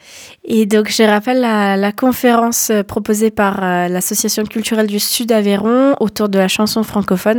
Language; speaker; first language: French; native; French